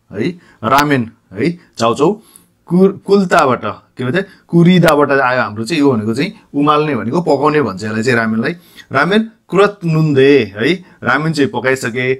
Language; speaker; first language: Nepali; non-native, local second language; Gurung